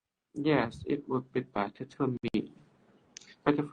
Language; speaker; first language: English; non-native, learner; Cantonese